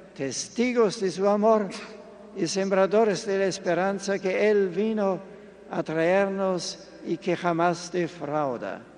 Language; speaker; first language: Spanish; non-native, fluent; German